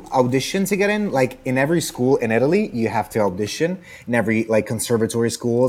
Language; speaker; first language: English; non-native, fluent; Italian